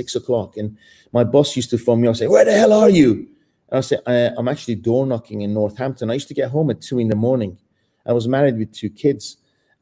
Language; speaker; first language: English; non-native, fluent; Persian